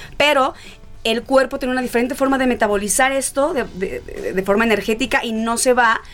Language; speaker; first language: Spanish; native; Spanish